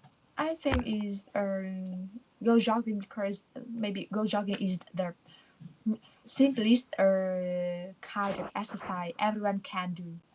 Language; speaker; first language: English; non-native, learner; Vietnamese